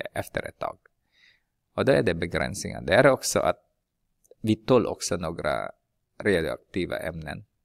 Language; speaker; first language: Swedish; non-native, fluent; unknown